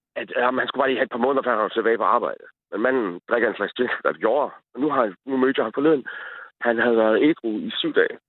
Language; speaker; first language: Danish; native; Danish